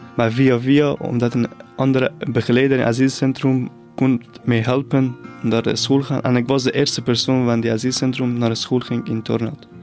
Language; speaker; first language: Dutch; non-native, fluent; Persian